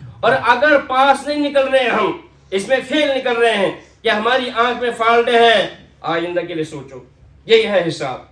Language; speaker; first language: Urdu; non-native, local second language; Kashmiri